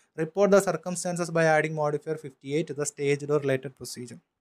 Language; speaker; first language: English; non-native, local second language; Malayalam